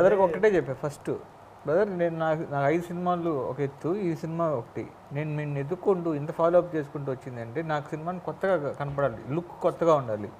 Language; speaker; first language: Telugu; native; Telugu